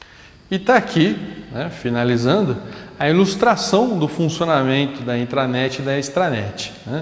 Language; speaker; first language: Portuguese; native; Portuguese